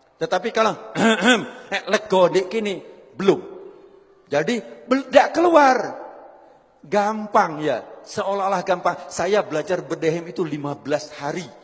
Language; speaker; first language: Indonesian; non-native, local second language; Javanese